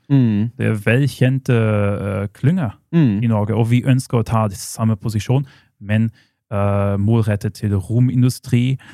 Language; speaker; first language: Norwegian; non-native, fluent; German